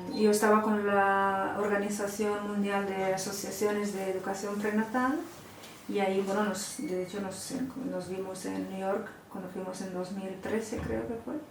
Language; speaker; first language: Spanish; non-native, fluent; Romanian